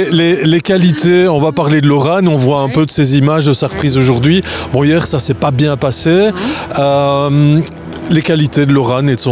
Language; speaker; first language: French; native; French